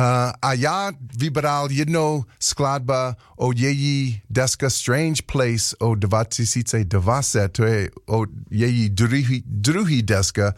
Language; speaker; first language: Czech; non-native, learner; English